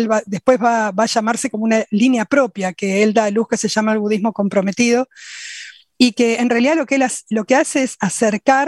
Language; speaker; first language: Spanish; native; Spanish